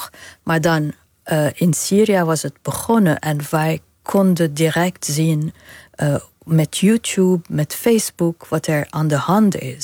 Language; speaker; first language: Dutch; non-native, fluent; Arabic